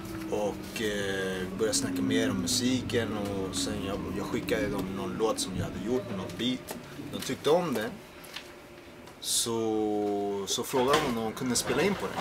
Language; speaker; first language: Swedish; early bilingual, other home language; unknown